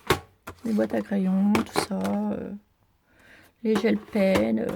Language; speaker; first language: French; native; French